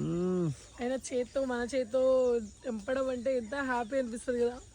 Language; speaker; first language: Telugu; native; Telugu